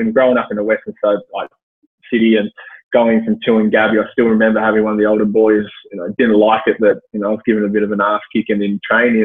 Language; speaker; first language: English; native; English